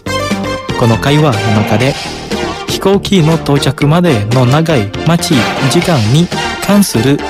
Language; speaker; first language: Japanese; non-native, fluent; Indonesian